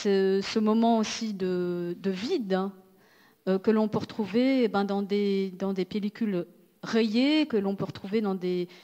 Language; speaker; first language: French; native; French